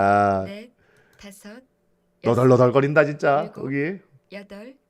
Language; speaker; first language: Korean; native; Korean